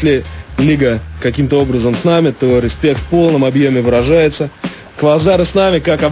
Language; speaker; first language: Russian; native; Russian